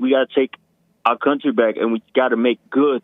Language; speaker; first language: English; native; English